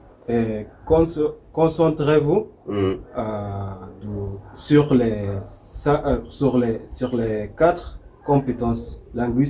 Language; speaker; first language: French; non-native, learner; Arabic